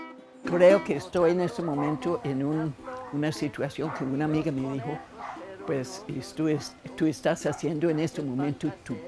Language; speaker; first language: Spanish; non-native, fluent; English